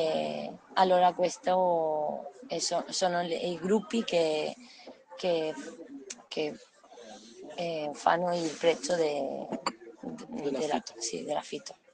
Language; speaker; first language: Italian; non-native, learner; Spanish